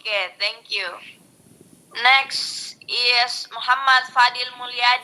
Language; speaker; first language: English; non-native, local second language; Indonesian